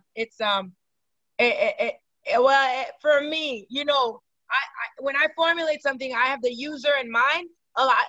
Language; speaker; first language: English; non-native, fluent; Haitian Creole